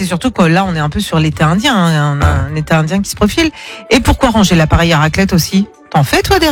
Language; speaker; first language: French; native; French